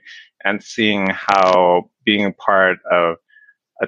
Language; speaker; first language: English; native; English